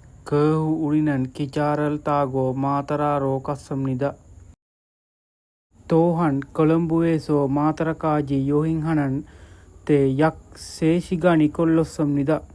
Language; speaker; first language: Korean; non-native, learner; Sinhala